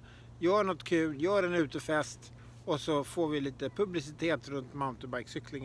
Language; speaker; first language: Swedish; native; Swedish